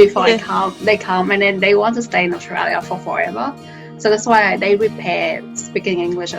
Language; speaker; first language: English; non-native, fluent; Vietnamese